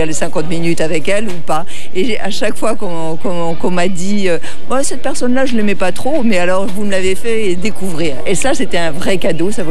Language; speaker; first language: French; native; French